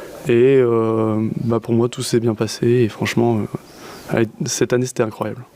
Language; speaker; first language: French; native; French